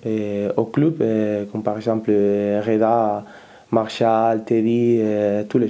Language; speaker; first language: French; non-native, learner; Spanish